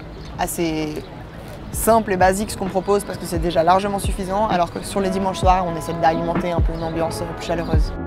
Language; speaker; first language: French; native; French